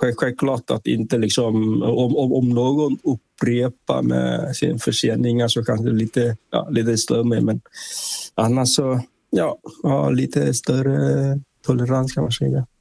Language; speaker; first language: Swedish; non-native, fluent; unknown